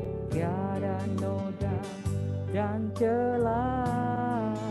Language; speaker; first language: Indonesian; native; Indonesian